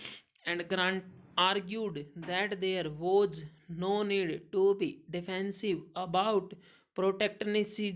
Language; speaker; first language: English; non-native, local second language; Hindi